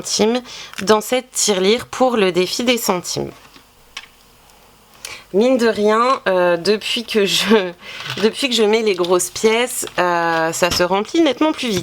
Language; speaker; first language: French; native; French